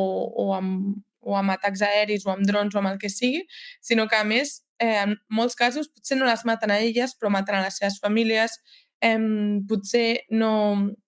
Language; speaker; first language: Catalan; native; Catalan